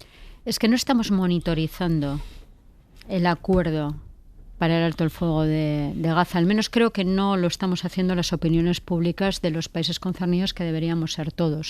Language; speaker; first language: Spanish; native; Spanish